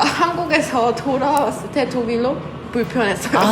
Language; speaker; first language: Korean; non-native, learner; German